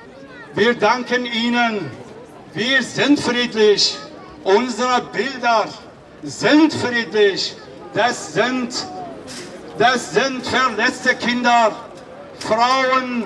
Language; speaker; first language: German; non-native, fluent; Kurdish